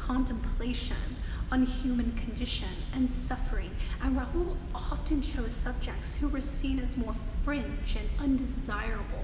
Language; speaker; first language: English; native; English